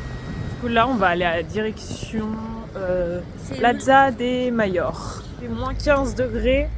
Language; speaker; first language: French; native; French